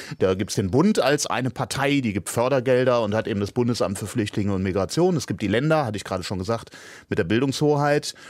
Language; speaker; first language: German; native; German